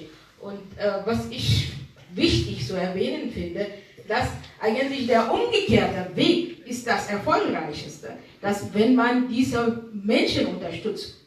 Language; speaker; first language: German; non-native, fluent; Arabic